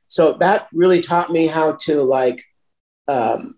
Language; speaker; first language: English; native; English